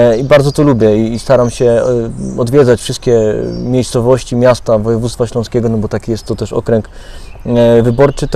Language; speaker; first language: Polish; native; Polish